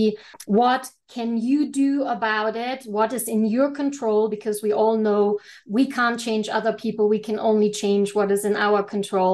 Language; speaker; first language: English; non-native, fluent; German